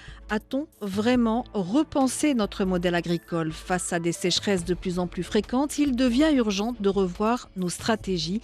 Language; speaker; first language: French; non-native, local second language; Arabic